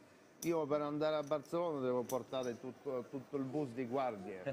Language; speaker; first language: Italian; non-native, learner; Russian